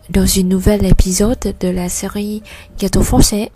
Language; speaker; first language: French; non-native, fluent; Vietnamese